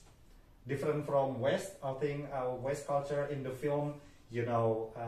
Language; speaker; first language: English; non-native, fluent; Indonesian